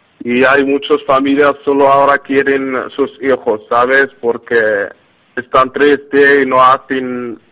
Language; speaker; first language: Spanish; non-native, learner; Arabic